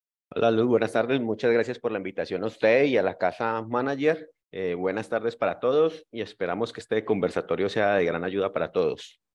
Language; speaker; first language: Spanish; native; Spanish